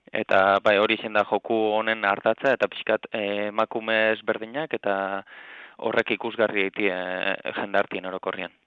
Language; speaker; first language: Basque; native; Basque